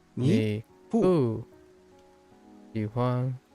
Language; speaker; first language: Chinese; non-native, learner; English